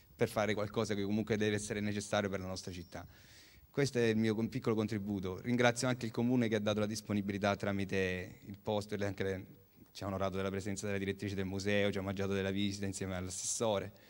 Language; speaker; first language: Italian; native; Italian